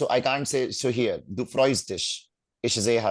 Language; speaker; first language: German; non-native, fluent; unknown